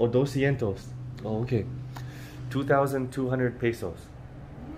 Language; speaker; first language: Spanish; non-native, learner; English